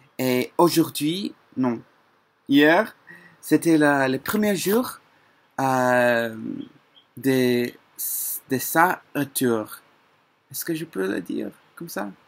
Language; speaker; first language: French; non-native, learner; English